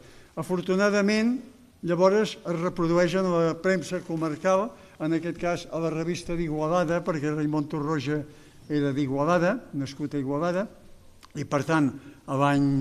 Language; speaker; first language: Catalan; native; Catalan